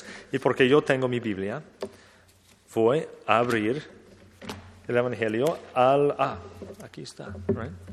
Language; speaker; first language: Spanish; non-native, fluent; English